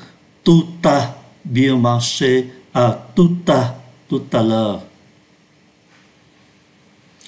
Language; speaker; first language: French; non-native, fluent; Vietnamese